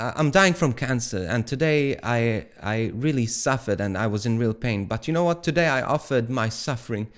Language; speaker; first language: English; native; English